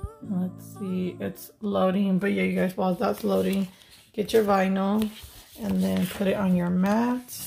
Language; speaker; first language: English; early bilingual, other home language; Spanish